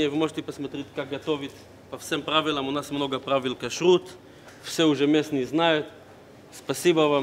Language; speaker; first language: Russian; non-native, fluent; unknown